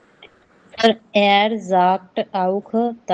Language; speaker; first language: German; non-native, learner; Hindi